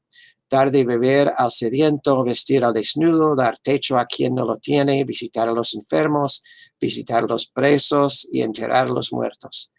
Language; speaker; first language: Spanish; non-native, fluent; English